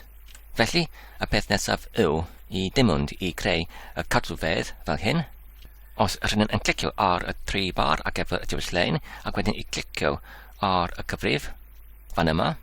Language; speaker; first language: Welsh; non-native, learner; Polish